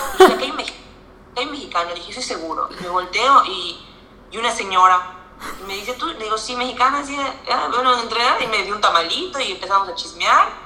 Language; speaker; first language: Spanish; native; Spanish